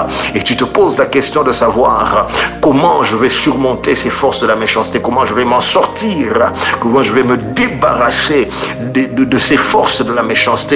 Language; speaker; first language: French; native; French